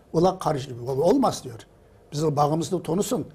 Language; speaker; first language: Turkish; non-native, fluent; Uyghur